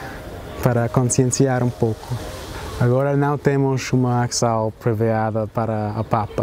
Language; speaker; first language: Portuguese; non-native, fluent; English